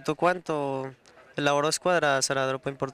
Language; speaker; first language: Italian; non-native, learner; Spanish